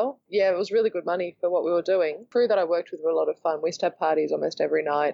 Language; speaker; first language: English; native; English